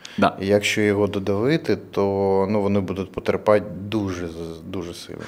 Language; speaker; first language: Ukrainian; non-native, local second language; Russian